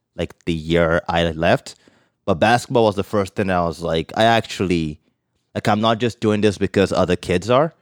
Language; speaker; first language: English; non-native, local second language; Yoruba